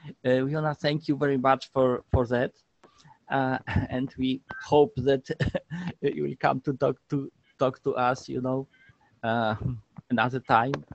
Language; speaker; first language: English; non-native, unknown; Polish